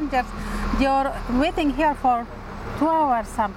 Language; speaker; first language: English; non-native, fluent; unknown